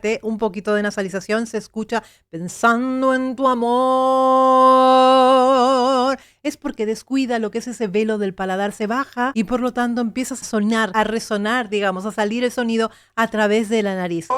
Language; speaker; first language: Spanish; native; Spanish